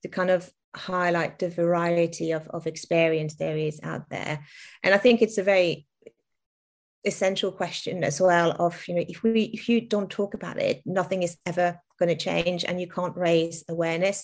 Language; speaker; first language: English; non-native, fluent; French